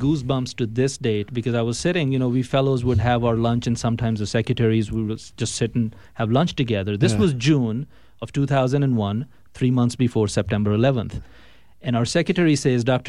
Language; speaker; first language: English; non-native, local second language; Urdu